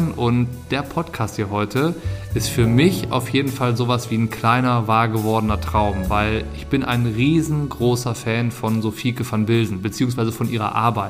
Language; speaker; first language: German; native; German